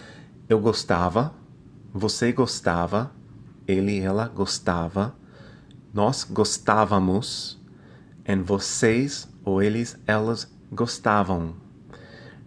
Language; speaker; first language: Portuguese; non-native, fluent; English